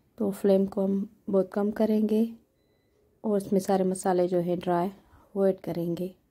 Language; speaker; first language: Urdu; non-native, local second language; Sindhi